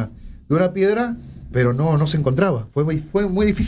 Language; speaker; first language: Spanish; native; Spanish